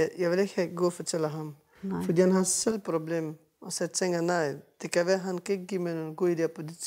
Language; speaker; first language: Danish; non-native, learner; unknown